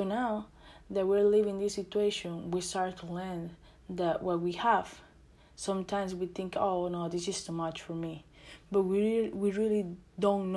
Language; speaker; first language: English; non-native, learner; Spanish